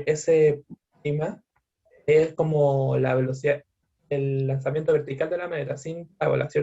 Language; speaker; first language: Spanish; native; Spanish